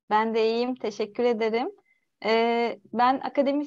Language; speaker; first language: Turkish; native; Turkish